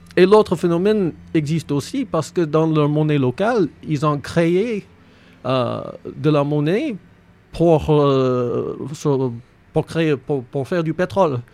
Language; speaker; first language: French; non-native, fluent; English